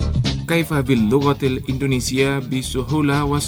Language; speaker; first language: Arabic; non-native, fluent; Indonesian